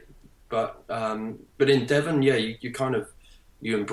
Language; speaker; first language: English; native; English